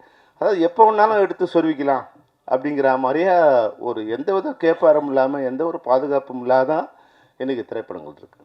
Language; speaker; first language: Tamil; native; Tamil